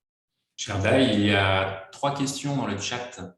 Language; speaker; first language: French; native; French